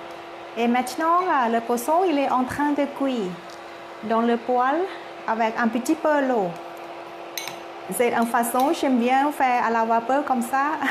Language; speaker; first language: French; non-native, learner; Thai